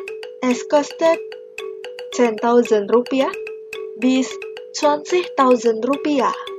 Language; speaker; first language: German; non-native, fluent; Indonesian